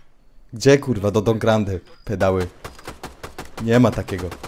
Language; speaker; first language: Polish; native; Polish